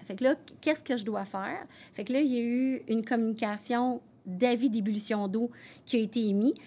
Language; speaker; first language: French; native; French